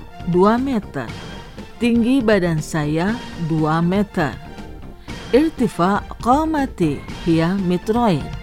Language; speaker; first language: Arabic; non-native, fluent; Indonesian